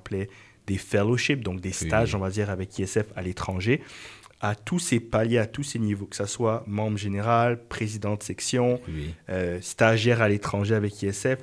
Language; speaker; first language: French; native; French